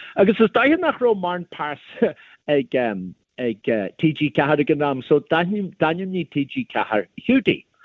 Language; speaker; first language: Irish; native; Irish